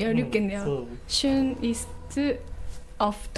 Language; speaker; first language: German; non-native, learner; Japanese